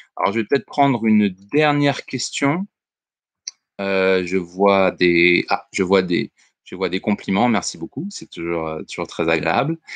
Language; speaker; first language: French; native; French